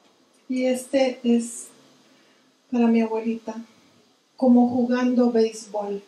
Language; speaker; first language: Spanish; early bilingual, heritage; Spanish